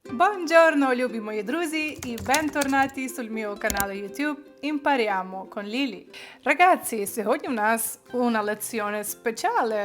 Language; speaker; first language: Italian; non-native, fluent; Ukrainian